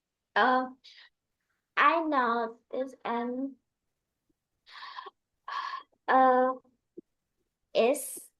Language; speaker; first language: English; non-native, learner; Vietnamese